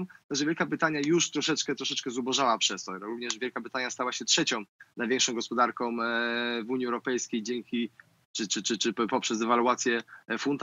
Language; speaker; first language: Polish; native; Polish